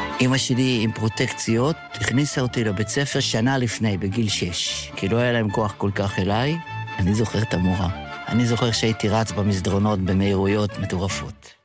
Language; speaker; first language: Hebrew; early bilingual, other home language; Yiddish